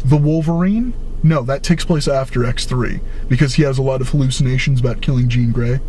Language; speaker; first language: English; native; English